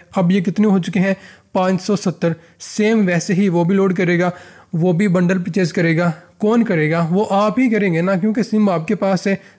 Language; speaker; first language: Urdu; native; Urdu